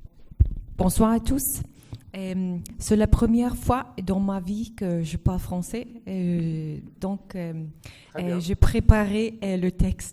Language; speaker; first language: French; non-native, learner; German